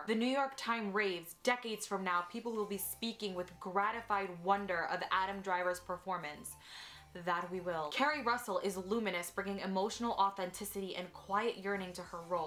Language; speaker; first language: English; native; English